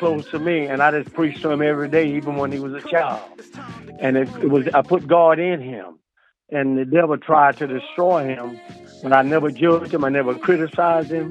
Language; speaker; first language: English; native; English